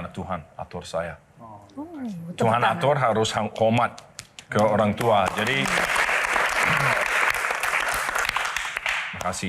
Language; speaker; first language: Indonesian; non-native, learner; English